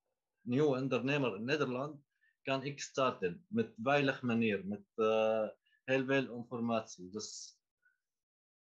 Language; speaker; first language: Dutch; non-native, learner; Arabic